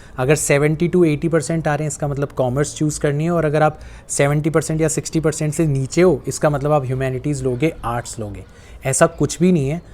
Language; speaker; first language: Hindi; native; Hindi